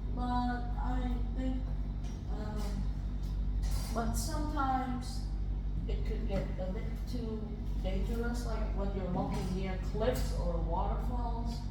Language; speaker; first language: English; non-native, fluent; Vietnamese